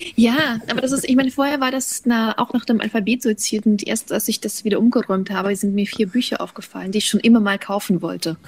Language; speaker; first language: German; early bilingual, other home language; Russian